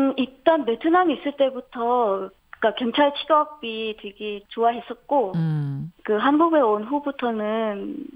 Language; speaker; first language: Korean; non-native, fluent; Vietnamese